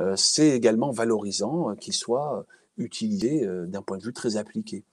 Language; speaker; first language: French; native; French